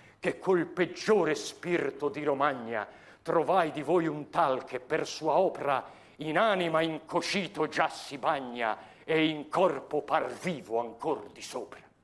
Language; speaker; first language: Italian; native; Italian